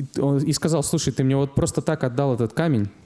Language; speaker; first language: Russian; native; Russian